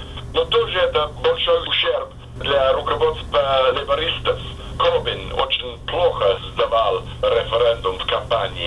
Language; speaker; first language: Russian; non-native, fluent; English